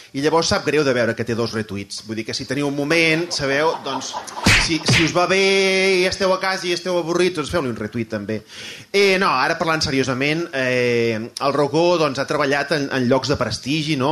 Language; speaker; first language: Catalan; native; Catalan